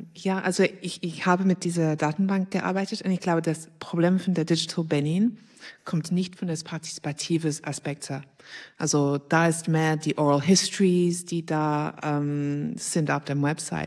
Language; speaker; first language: German; non-native, fluent; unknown